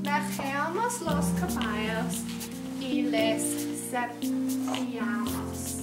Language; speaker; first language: Spanish; non-native, learner; English